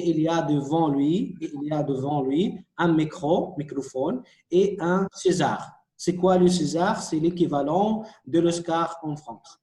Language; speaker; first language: French; non-native, fluent; Arabic